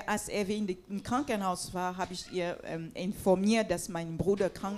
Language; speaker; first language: German; non-native, fluent; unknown